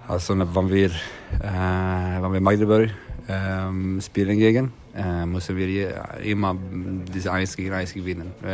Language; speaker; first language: German; non-native, learner; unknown